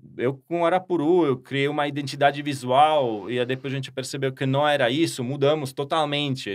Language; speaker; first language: Portuguese; non-native, fluent; Slovak